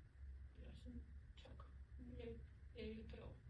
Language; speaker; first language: Danish; non-native, learner; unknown